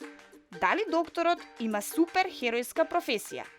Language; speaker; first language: Macedonian; native; Macedonian